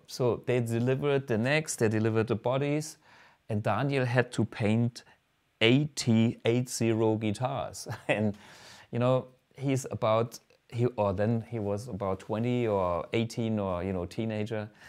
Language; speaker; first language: English; non-native, fluent; German